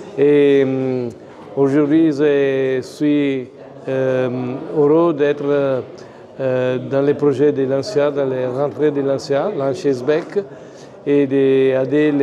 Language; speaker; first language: French; non-native, fluent; Italian